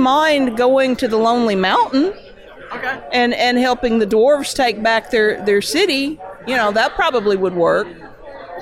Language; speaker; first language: English; native; English